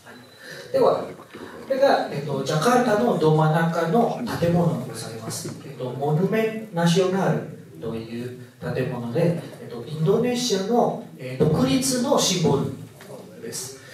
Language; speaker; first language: Japanese; non-native, fluent; Indonesian